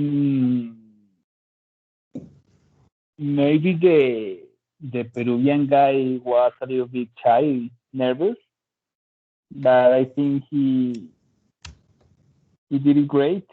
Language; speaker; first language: English; non-native, learner; Spanish